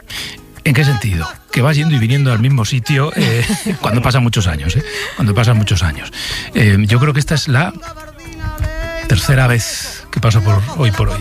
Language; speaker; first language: Spanish; native; Spanish